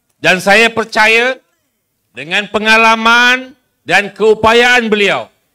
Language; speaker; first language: Malay; native; Malay